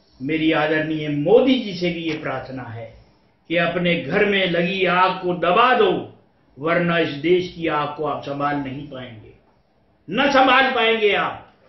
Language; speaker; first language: Hindi; native; Hindi